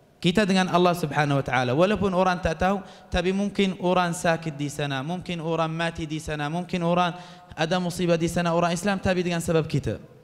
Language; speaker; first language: Malay; non-native, fluent; Arabic